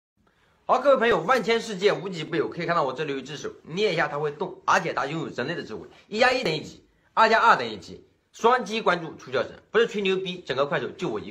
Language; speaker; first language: Chinese; native; Chinese